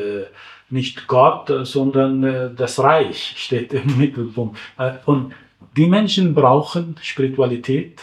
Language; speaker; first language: German; non-native, fluent; Arabic